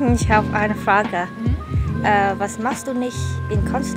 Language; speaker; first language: German; non-native, learner; Vietnamese